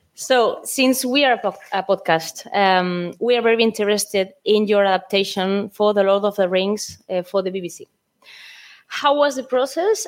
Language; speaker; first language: English; non-native, fluent; Spanish